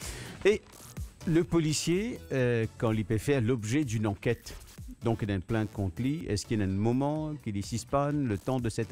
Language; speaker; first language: French; non-native, local second language; Morisyen